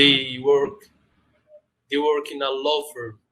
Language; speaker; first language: English; non-native, fluent; Arabic